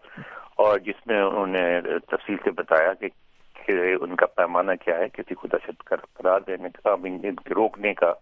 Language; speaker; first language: Urdu; native; Urdu